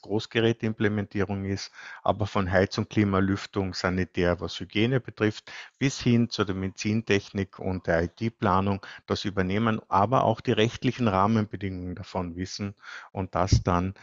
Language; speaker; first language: German; native; German